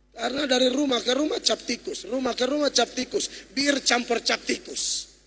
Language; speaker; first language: Indonesian; native; Indonesian